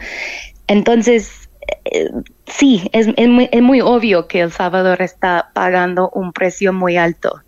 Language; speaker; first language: Spanish; non-native, fluent; English